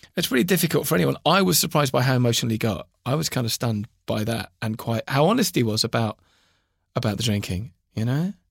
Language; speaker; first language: English; native; English